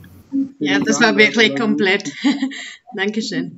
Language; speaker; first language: German; non-native, learner; Spanish